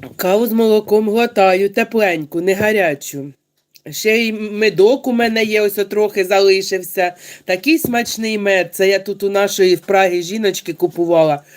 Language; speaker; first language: Ukrainian; non-native, local second language; Russian